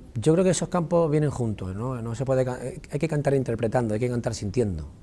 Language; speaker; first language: Spanish; native; Spanish